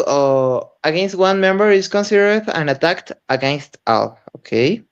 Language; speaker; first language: English; non-native, learner; Spanish